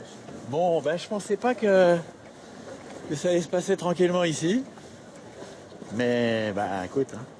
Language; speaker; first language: French; native; French